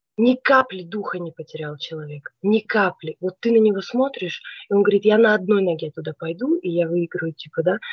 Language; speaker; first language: Russian; native; Russian